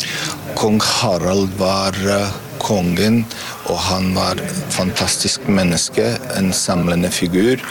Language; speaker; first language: Norwegian; non-native, learner; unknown